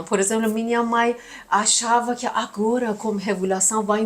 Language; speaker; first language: Portuguese; non-native, learner; Persian